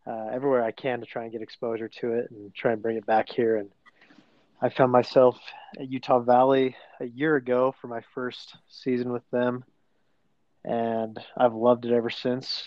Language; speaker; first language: English; native; English